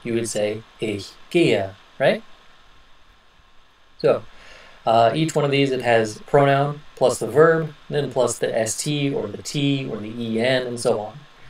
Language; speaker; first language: English; native; English